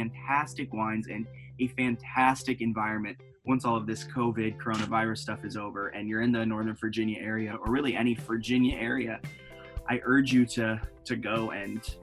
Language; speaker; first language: English; native; English